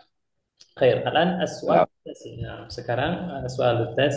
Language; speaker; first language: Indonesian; native; Indonesian